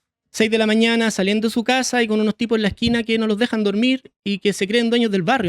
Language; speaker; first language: Spanish; native; Spanish